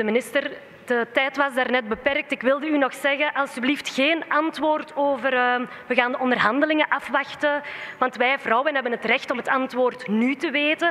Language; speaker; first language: Dutch; native; Dutch